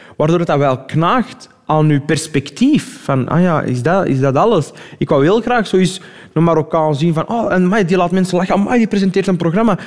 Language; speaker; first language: Dutch; early bilingual, other home language; Arabic